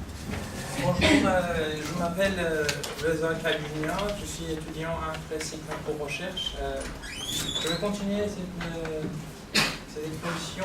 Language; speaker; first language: French; non-native, fluent; Persian